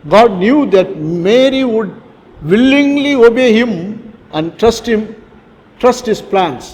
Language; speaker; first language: English; non-native, local second language; Tamil